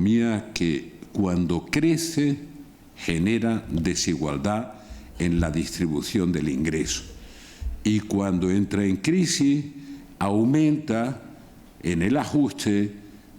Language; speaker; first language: Spanish; native; Spanish